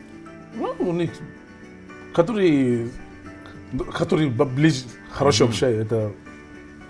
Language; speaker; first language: Russian; non-native, learner; English